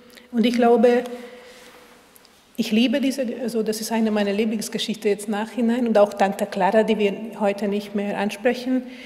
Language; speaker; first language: German; non-native, fluent; Hungarian